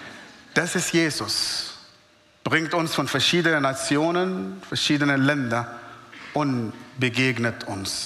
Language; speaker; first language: German; non-native, fluent; Arabic